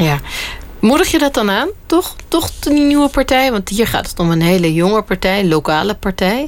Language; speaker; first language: Dutch; native; Dutch